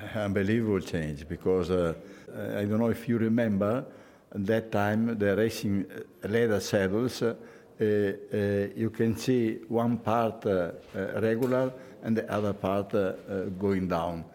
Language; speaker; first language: English; non-native, fluent; Italian